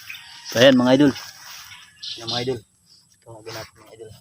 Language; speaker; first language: Filipino; native; Filipino